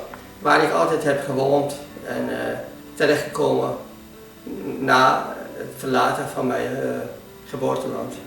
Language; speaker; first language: Dutch; non-native, fluent; Hungarian